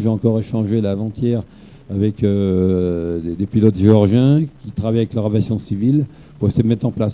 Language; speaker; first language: French; native; French